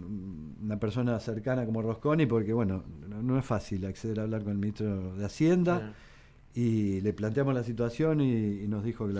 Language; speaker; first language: Spanish; native; Spanish